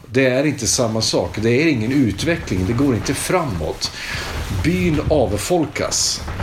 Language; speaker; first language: Swedish; native; Swedish